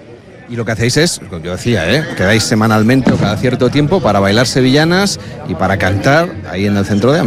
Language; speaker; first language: Spanish; native; Spanish